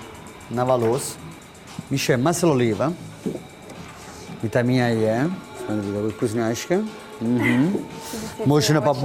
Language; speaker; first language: Russian; non-native, learner; Italian